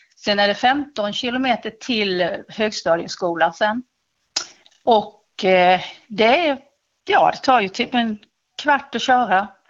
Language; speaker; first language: Swedish; native; Swedish